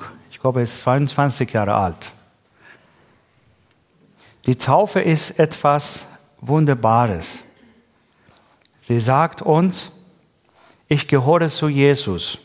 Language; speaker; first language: German; non-native, learner; Persian